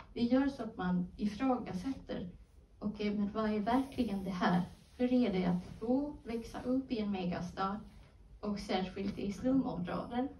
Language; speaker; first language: Swedish; non-native, fluent; Spanish